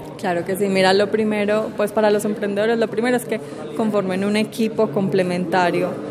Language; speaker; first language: Spanish; native; Spanish